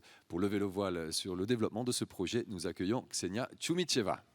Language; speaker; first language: French; native; French